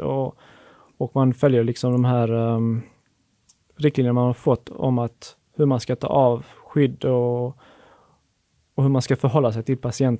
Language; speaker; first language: Swedish; native; Swedish